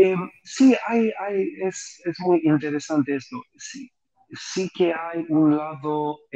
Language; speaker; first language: Spanish; non-native, fluent; Greek